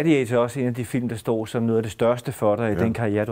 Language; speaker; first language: Danish; native; Danish